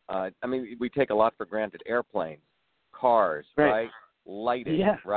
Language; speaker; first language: English; early bilingual, other home language; Tamil